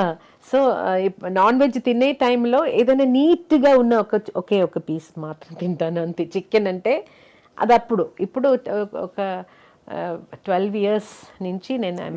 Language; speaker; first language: Telugu; non-native, fluent; Malayalam